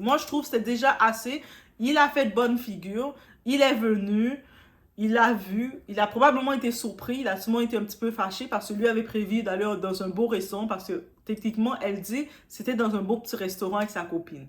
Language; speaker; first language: French; native; French